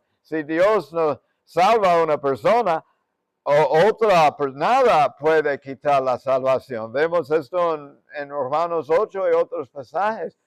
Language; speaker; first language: Spanish; non-native, fluent; English